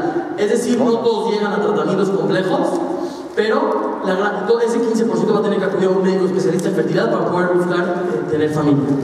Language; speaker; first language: Spanish; native; Spanish